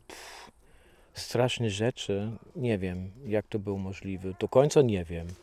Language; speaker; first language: Polish; non-native, fluent; German